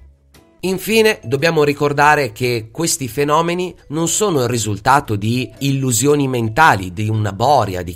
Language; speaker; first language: Italian; native; Italian